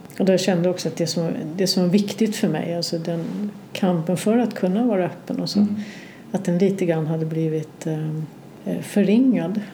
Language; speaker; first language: Swedish; native; Swedish